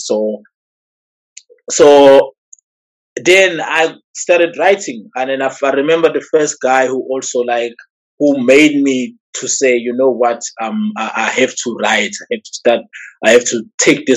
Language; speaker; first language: English; non-native, local second language; Zulu